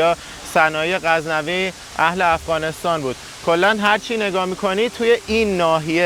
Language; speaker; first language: Persian; native; Persian